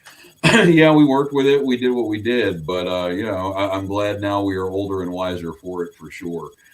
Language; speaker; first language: English; native; English